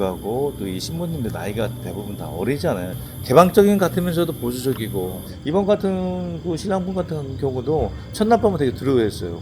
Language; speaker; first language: Korean; native; Korean